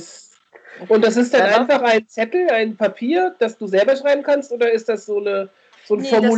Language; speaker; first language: German; native; German